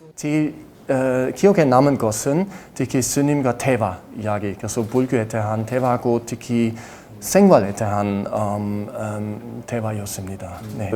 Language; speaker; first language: Korean; non-native, fluent; German